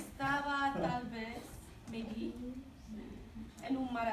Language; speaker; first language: Spanish; non-native, fluent; English